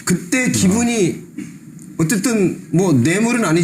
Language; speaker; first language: Korean; native; Korean